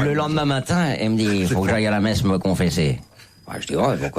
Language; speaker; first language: French; native; French